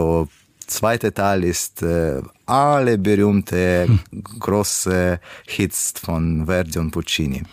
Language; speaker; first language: German; non-native, learner; Russian